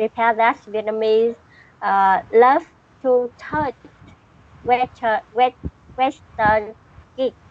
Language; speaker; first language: English; non-native, learner; Vietnamese